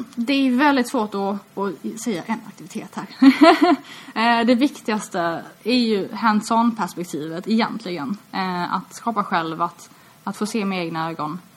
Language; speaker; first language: Swedish; native; Swedish